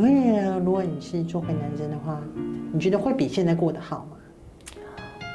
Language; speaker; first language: Chinese; native; Chinese